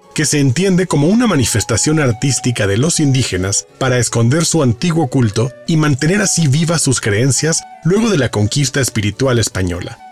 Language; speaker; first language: Spanish; native; Spanish